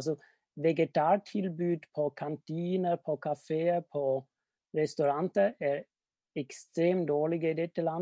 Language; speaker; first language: Norwegian; non-native, fluent; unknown